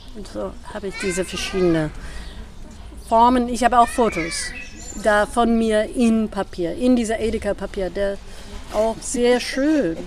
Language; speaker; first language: German; non-native, fluent; English